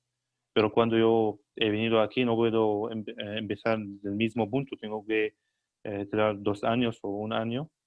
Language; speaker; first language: Spanish; non-native, learner; Arabic